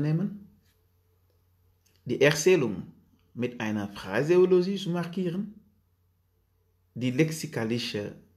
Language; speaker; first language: German; non-native, learner; Wolof